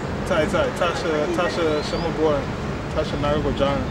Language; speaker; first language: Chinese; non-native, learner; English